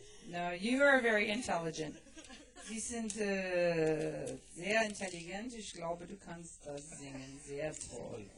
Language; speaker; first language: German; non-native, learner; English